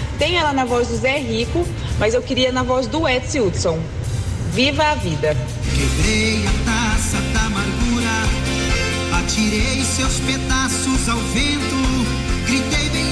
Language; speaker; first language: Portuguese; native; Portuguese